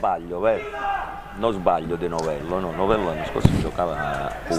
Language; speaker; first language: Italian; native; Italian